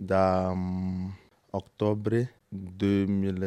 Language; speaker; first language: Italian; non-native, learner; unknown